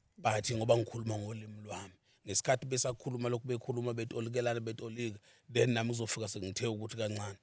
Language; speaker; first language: Zulu; native; Zulu